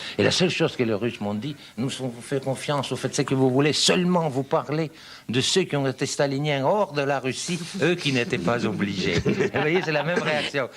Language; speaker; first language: French; non-native, fluent; Serbian